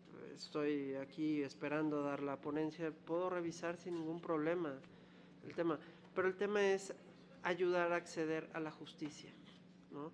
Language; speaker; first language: Spanish; native; Spanish